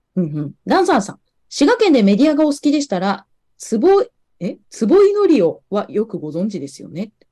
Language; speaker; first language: Japanese; native; Japanese